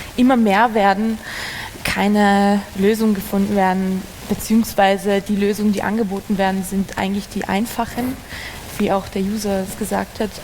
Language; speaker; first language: German; native; German